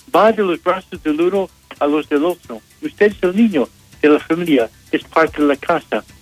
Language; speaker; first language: Spanish; non-native, fluent; English